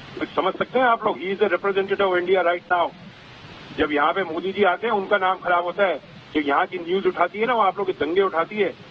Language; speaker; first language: Hindi; native; Hindi